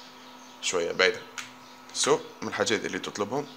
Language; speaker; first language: Arabic; native; Arabic